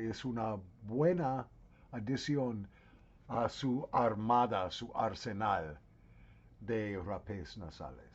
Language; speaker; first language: Spanish; non-native, learner; English